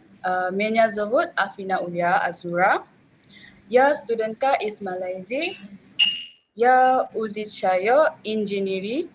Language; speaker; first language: Russian; non-native, learner; Malay